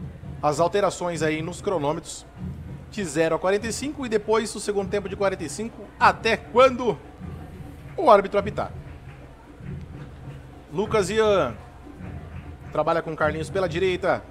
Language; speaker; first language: Portuguese; native; Portuguese